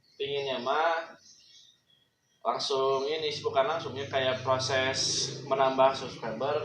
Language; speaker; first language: Indonesian; non-native, local second language; Sundanese